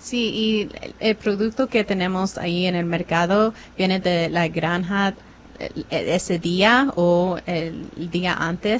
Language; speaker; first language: Spanish; non-native, fluent; English